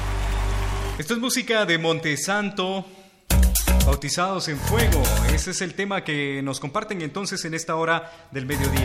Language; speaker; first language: Spanish; native; Spanish